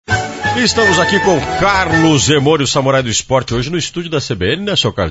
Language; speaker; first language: Portuguese; native; Portuguese